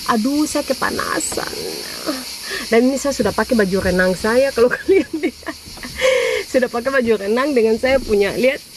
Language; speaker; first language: Indonesian; native; Indonesian